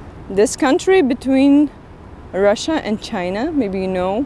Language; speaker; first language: English; non-native, learner; Russian